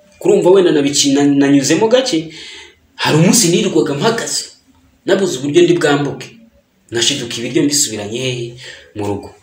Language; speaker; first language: Kinyarwanda; early bilingual, heritage; Kinyarwanda